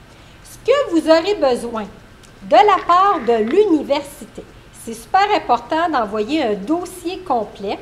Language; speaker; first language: French; native; French